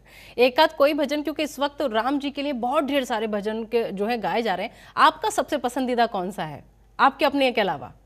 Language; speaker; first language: Hindi; native; Hindi